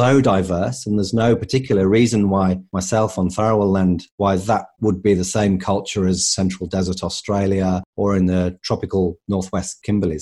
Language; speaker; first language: English; native; English